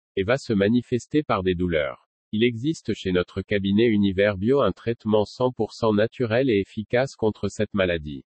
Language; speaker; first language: French; non-native, local second language; Wolof